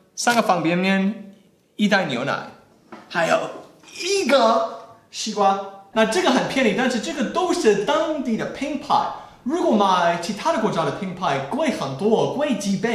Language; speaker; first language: Chinese; non-native, fluent; English